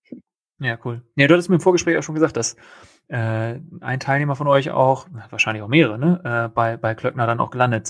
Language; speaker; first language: German; native; German